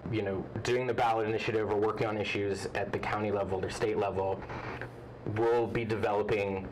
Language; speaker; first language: English; native; English